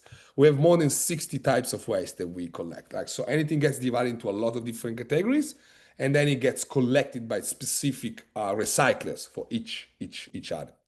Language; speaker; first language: English; non-native, fluent; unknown